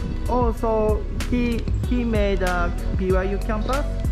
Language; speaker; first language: English; non-native, learner; Japanese